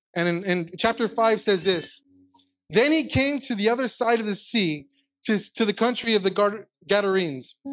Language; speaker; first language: English; native; English